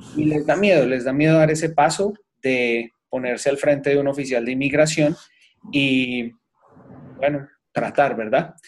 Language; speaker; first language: Spanish; native; Spanish